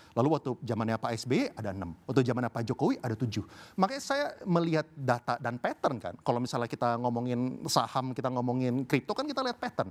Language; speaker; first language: Indonesian; early bilingual, heritage; Indonesian